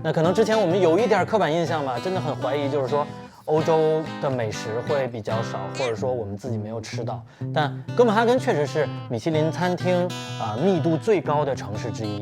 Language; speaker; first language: Chinese; native; Chinese